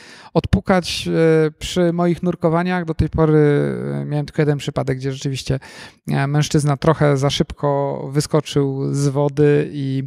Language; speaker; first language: Polish; native; Polish